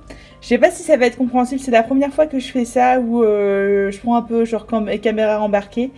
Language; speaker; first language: French; native; French